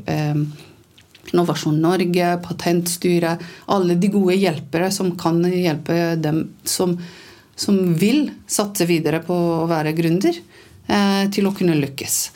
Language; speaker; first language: Norwegian; non-native, fluent; Romanian